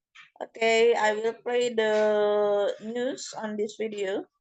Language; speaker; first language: English; non-native, fluent; Indonesian